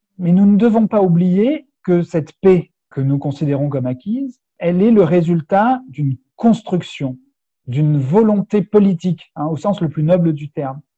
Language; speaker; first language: French; native; French